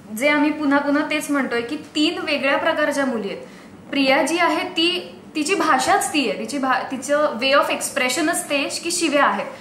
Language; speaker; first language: Marathi; native; Marathi